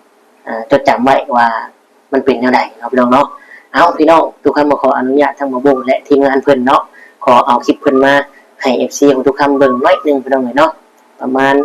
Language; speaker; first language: Thai; non-native, local second language; Northeastern Thai